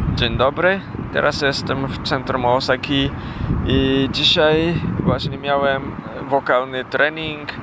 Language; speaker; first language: Polish; non-native, fluent; Japanese